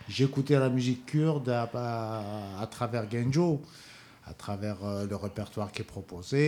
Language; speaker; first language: French; non-native, local second language; Kabyle